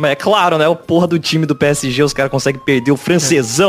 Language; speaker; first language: Portuguese; native; Portuguese